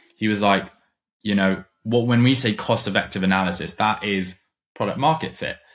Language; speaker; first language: English; non-native, fluent; German